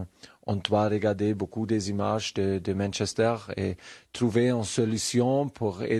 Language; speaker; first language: French; non-native, learner; German